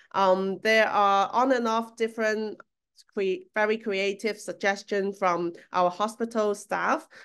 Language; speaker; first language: English; non-native, local second language; Cantonese